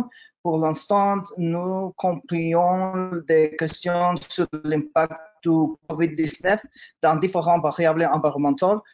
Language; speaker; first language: French; non-native, learner; Spanish